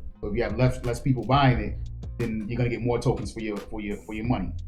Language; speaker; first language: English; native; English